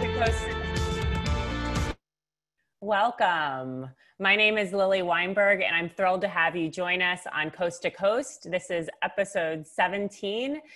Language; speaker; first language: English; native; English